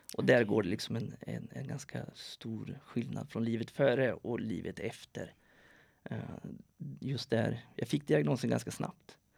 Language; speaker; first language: Swedish; native; Swedish